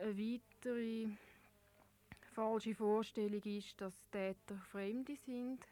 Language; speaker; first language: German; native; German